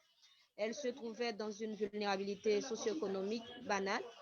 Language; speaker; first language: French; non-native, local second language; Haitian Creole